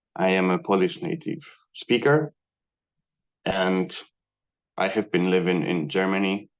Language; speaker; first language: English; non-native, fluent; Polish